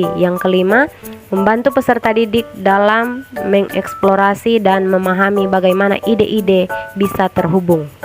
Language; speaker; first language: Indonesian; native; Indonesian